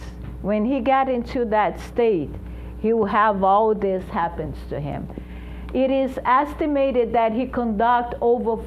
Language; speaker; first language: English; non-native, fluent; Portuguese